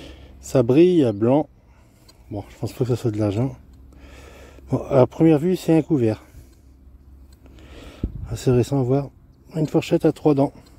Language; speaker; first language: French; native; French